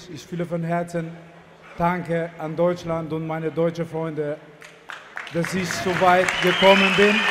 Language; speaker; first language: German; non-native, fluent; Albanian